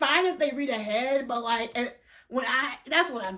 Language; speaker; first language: English; native; English